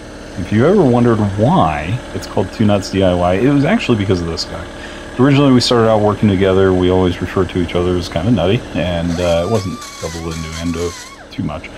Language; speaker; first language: English; native; English